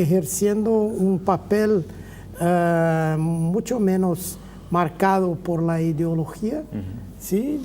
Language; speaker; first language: Spanish; non-native, fluent; Portuguese